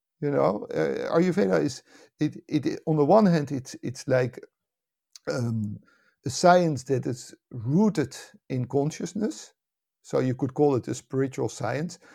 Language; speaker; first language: English; non-native, fluent; Dutch